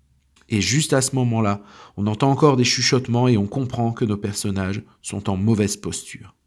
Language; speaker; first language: French; native; French